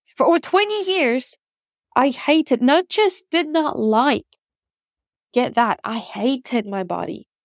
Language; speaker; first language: English; non-native, fluent; Russian